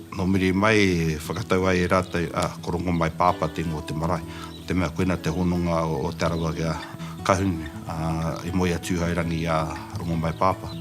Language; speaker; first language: Māori; native; Māori